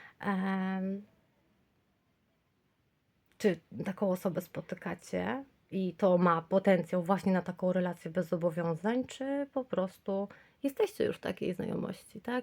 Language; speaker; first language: Polish; native; Polish